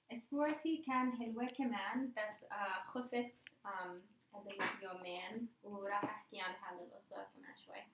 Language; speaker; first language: Arabic; non-native, learner; English